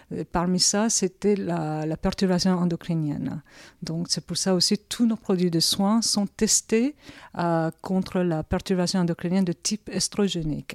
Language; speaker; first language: French; early bilingual, other home language; Korean